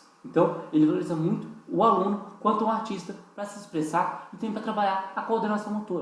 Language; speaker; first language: Portuguese; native; Portuguese